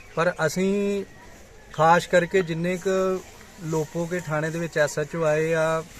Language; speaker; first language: Punjabi; native; Punjabi